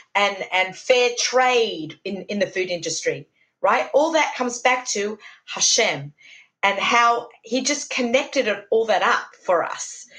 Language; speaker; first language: English; native; English